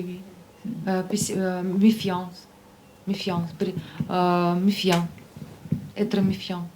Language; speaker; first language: French; non-native, learner; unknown